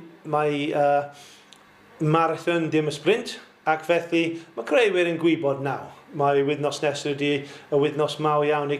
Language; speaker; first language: Welsh; non-native, local second language; English